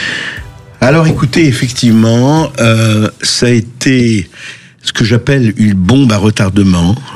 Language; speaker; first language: French; native; French